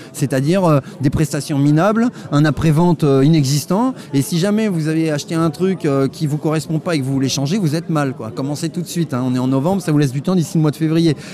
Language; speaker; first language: French; native; French